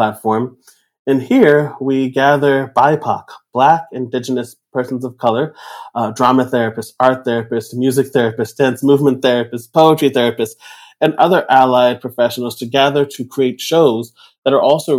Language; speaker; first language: English; native; English